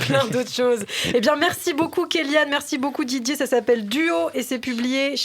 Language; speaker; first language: French; native; French